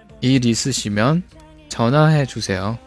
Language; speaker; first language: Korean; non-native, fluent; Chinese